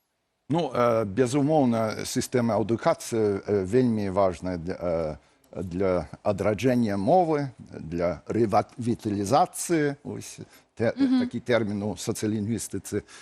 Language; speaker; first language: Belarusian; non-native, fluent; English